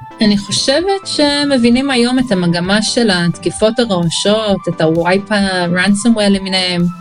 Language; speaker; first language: Hebrew; non-native, fluent; English